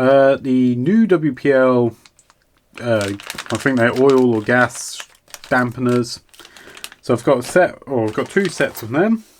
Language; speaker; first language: English; native; English